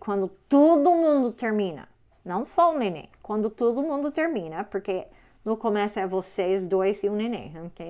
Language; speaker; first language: Portuguese; non-native, learner; English